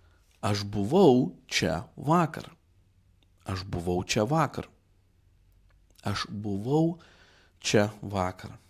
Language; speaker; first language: Lithuanian; non-native, fluent; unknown